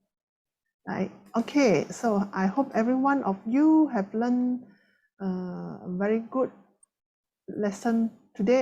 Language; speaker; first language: English; non-native, local second language; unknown